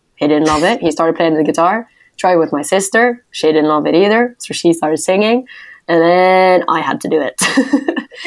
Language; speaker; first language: English; non-native, fluent; Norwegian